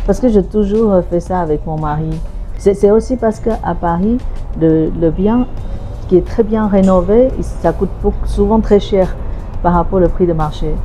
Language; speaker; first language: French; non-native, fluent; Chinese